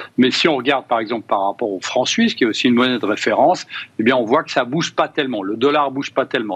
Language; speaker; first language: French; native; French